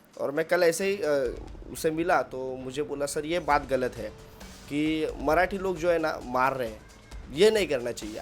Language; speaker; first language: Hindi; non-native, local second language; Marathi